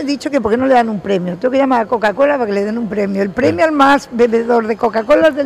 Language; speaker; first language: Spanish; native; Spanish